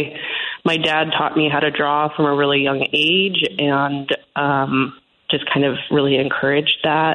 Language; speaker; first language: English; native; English